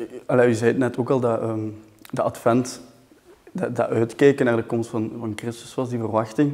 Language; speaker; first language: Dutch; native; Dutch